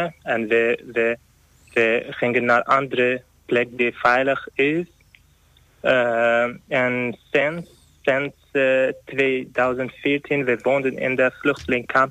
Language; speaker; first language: Dutch; non-native, learner; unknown